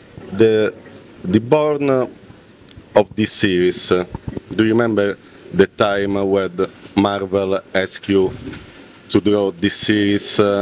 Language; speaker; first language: English; non-native, learner; Italian